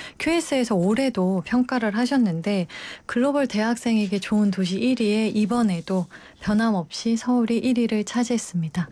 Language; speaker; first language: Korean; native; Korean